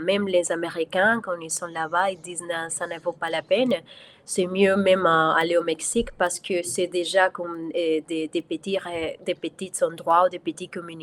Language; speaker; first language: French; non-native, fluent; Spanish